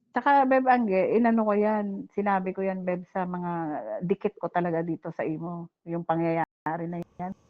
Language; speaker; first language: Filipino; non-native, local second language; Hiligaynon